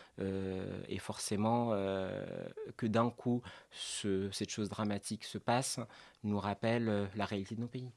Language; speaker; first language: French; non-native, local second language; Arabic